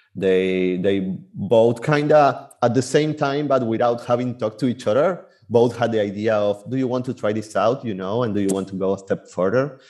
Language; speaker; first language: English; non-native, fluent; Spanish